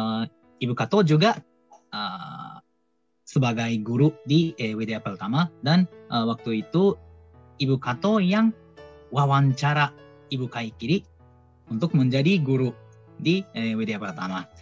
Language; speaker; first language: Indonesian; non-native, fluent; Japanese